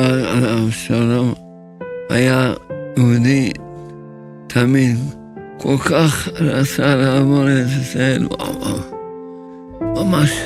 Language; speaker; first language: Hebrew; early bilingual, other home language; Arabic